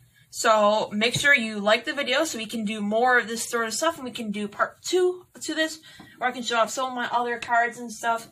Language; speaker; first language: English; native; English